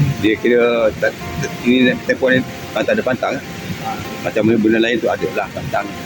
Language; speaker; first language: Malay; non-native, local second language; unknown